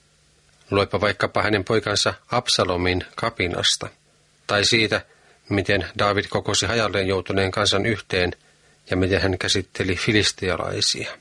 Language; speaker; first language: Finnish; native; Finnish